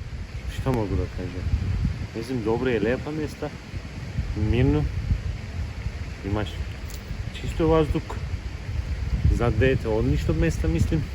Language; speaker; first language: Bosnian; non-native, learner; Turkish